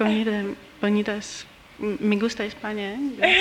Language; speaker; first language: Spanish; non-native, learner; Russian